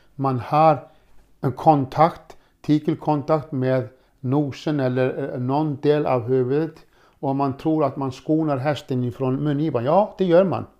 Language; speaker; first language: Swedish; non-native, fluent; Icelandic